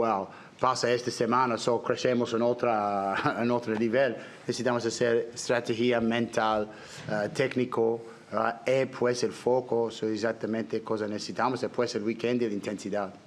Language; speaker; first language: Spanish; non-native, learner; English